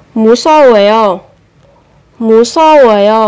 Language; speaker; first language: Korean; non-native, fluent; Vietnamese